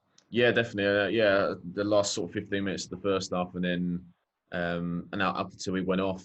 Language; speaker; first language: English; native; English